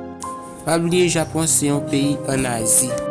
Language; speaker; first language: French; non-native, learner; Haitian Creole